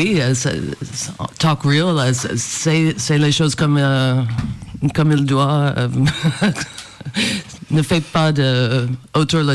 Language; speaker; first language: French; non-native, fluent; English